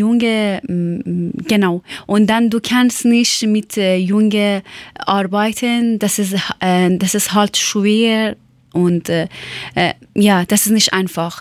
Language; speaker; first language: German; non-native, learner; Persian